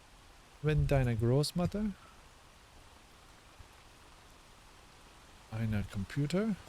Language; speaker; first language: German; non-native, learner; English